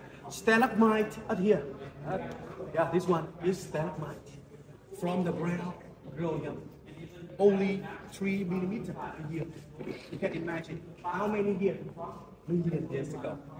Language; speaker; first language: English; non-native, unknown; Vietnamese